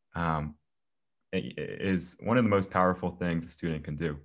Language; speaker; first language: English; native; English